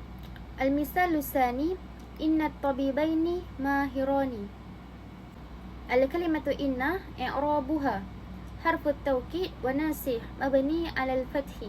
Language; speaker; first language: Arabic; non-native, learner; Malay